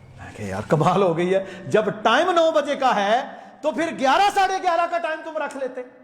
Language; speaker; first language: Urdu; non-native, local second language; Punjabi